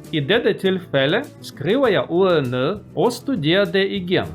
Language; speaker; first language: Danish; non-native, learner; Russian